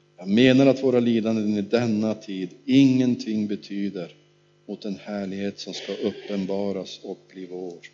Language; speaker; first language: Swedish; native; Swedish